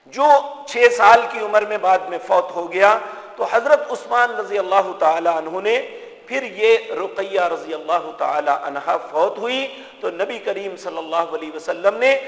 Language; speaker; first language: Urdu; non-native, local second language; Punjabi